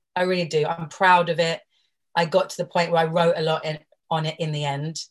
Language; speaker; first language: English; native; English